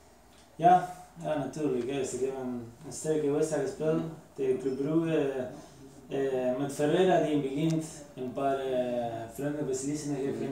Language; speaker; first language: Dutch; non-native, fluent; Spanish